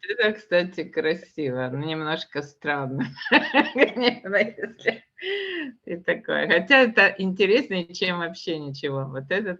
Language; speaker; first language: Russian; native; Russian